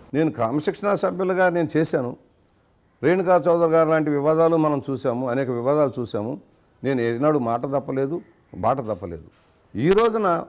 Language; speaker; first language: Telugu; native; Telugu